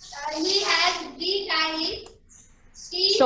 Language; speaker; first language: English; non-native, learner; Marathi